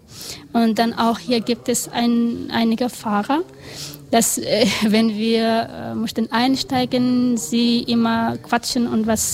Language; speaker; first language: German; non-native, learner; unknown